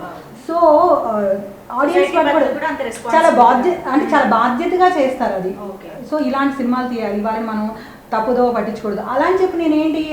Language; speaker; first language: Telugu; native; Telugu